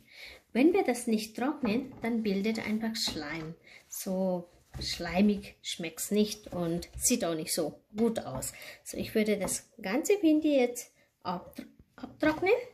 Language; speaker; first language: German; non-native, learner; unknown